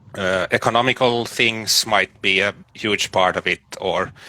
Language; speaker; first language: English; non-native, fluent; Finnish